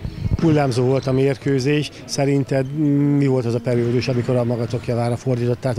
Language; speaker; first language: Hungarian; native; Hungarian